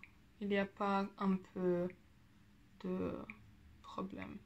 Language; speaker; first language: French; non-native, learner; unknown